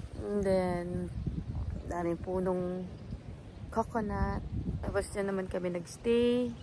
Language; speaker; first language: Filipino; non-native, local second language; Cebuano